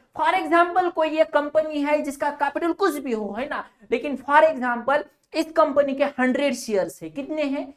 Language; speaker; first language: Hindi; non-native, local second language; Marathi